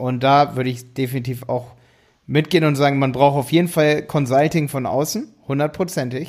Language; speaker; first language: German; native; German